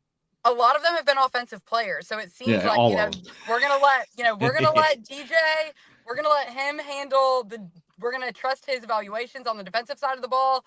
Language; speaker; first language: English; native; English